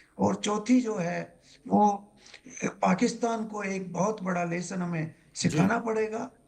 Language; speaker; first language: Hindi; native; Hindi